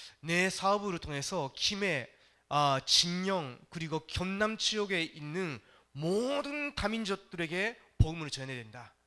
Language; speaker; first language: Korean; non-native, fluent; Japanese